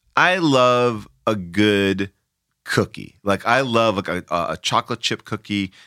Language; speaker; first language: English; native; English